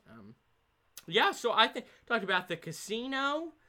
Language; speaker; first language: English; native; English